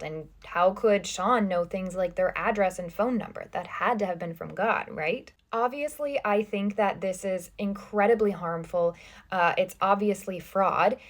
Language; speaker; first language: English; native; English